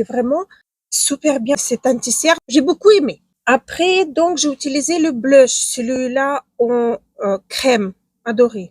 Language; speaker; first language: French; non-native, fluent; Ukrainian